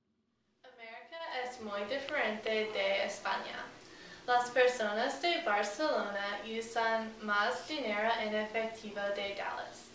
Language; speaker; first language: Spanish; non-native, learner; English